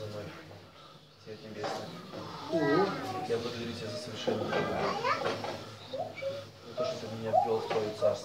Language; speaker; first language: Russian; native; Russian